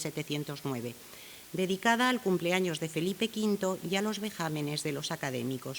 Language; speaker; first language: Spanish; native; Spanish